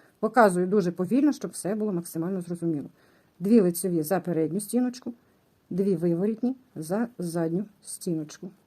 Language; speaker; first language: Ukrainian; native; Ukrainian